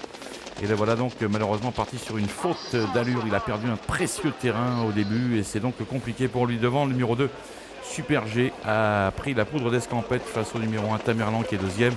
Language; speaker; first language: French; native; French